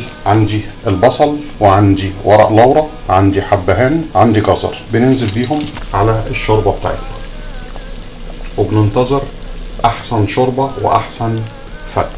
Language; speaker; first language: Arabic; native; Arabic